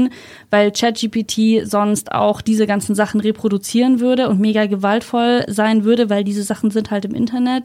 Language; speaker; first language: German; native; German